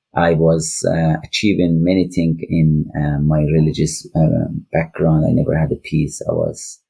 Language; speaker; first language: English; non-native, learner; Persian